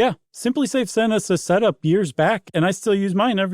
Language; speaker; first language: English; native; English